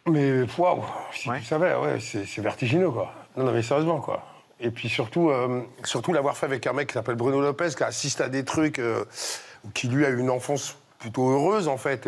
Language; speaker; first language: French; native; French